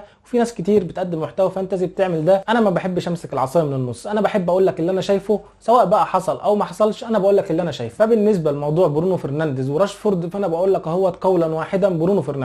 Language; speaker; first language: Arabic; native; Arabic